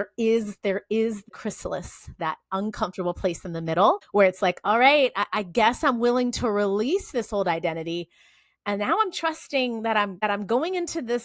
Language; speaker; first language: English; native; English